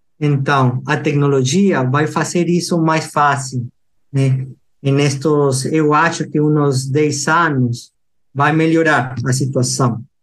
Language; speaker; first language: Portuguese; non-native, fluent; Spanish